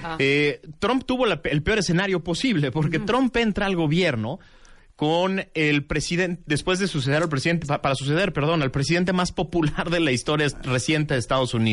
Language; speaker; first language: Spanish; native; Spanish